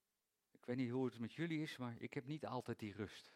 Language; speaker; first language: Dutch; native; Dutch